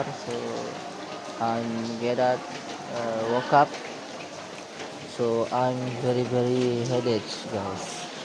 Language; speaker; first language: English; non-native, learner; Indonesian